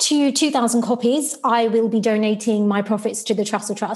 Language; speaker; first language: English; non-native, local second language; Sylheti